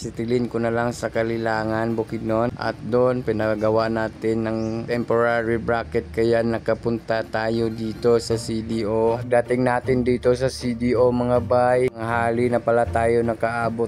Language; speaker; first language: Filipino; non-native, local second language; Cebuano